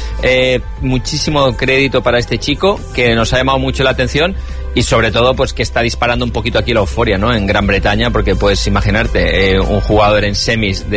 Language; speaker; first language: Spanish; native; Spanish